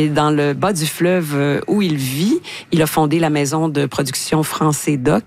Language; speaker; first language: French; native; French